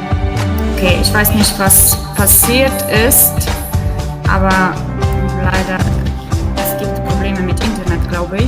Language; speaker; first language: German; non-native, fluent; Polish